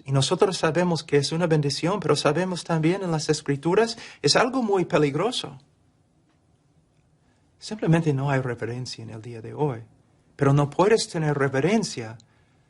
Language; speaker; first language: Spanish; non-native, fluent; English